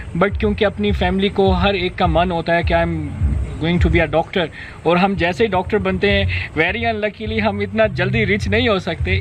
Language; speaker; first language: Urdu; non-native, local second language; Punjabi